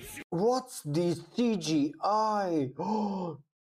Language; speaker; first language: English; non-native, fluent; Romanian